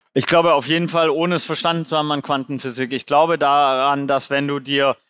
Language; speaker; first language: German; native; German